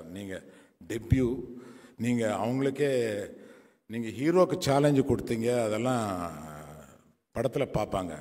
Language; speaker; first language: Tamil; non-native, local second language; Telugu